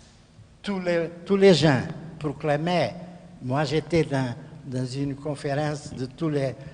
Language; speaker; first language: French; non-native, fluent; Portuguese